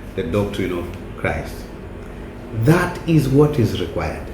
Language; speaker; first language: English; non-native, local second language; Swahili